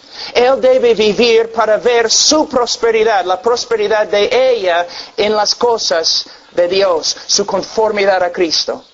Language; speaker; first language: Spanish; non-native, fluent; English